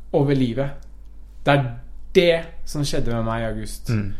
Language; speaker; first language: Norwegian; non-native, local second language; Persian